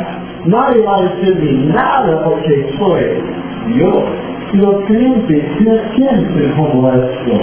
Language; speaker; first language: Spanish; non-native, fluent; English